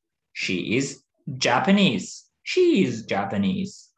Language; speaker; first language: English; non-native, fluent; Turkish